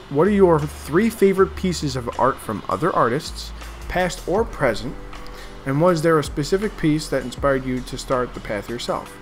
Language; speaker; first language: English; native; English